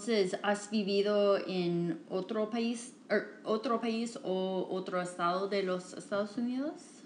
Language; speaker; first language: Spanish; non-native, fluent; English